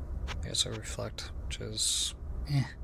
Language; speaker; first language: English; native; English